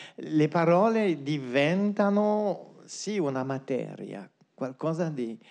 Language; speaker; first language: Italian; non-native, fluent; French